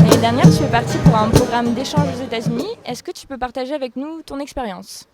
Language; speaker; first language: French; native; French